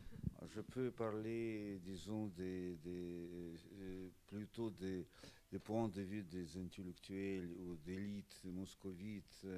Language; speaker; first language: French; non-native, fluent; Russian